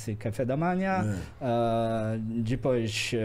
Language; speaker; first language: Portuguese; non-native, learner; Russian